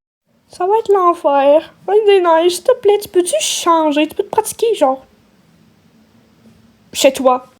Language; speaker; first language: French; native; French